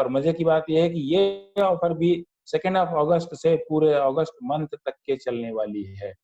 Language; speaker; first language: Hindi; native; Hindi